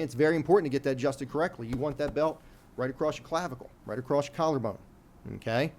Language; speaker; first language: English; native; English